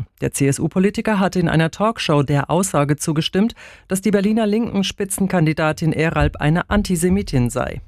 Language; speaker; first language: German; native; German